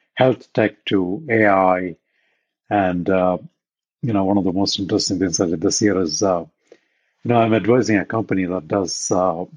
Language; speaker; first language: English; non-native, local second language; Tamil